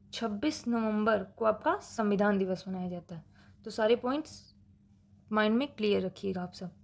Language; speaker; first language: Hindi; native; Hindi